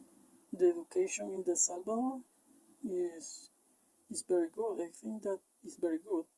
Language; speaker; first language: English; non-native, learner; Spanish